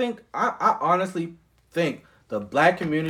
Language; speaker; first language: English; native; English